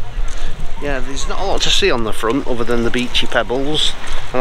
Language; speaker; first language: English; native; English